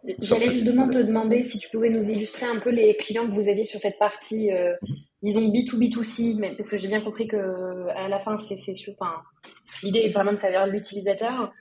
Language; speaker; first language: French; native; French